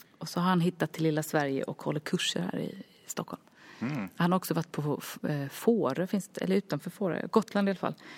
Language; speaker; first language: Swedish; early bilingual, other home language; Finnish